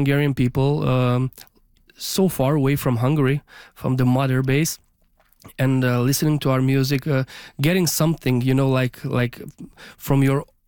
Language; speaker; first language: English; non-native, fluent; Romanian